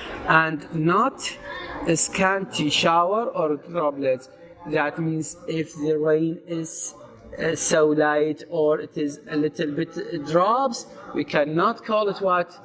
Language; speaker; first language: English; non-native, fluent; Arabic